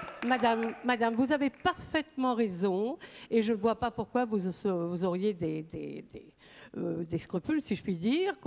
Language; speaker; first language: French; native; French